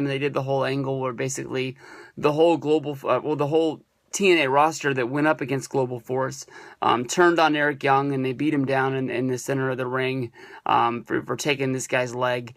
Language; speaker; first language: English; native; English